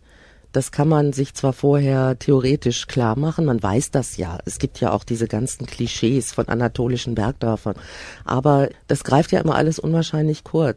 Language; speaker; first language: German; native; German